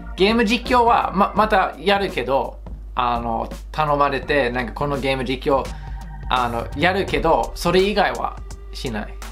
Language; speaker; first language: Japanese; non-native, fluent; English